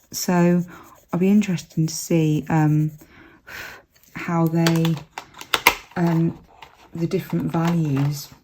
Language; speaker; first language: English; native; English